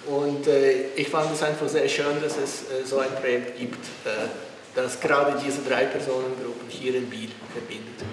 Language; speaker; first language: German; non-native, fluent; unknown